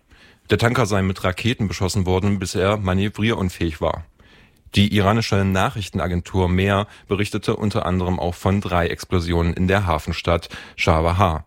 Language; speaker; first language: German; native; German